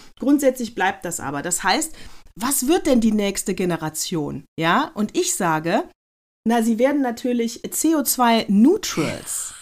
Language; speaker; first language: German; native; German